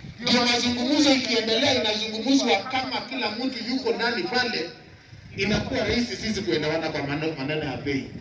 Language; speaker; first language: Swahili; non-native, local second language; Kalenjin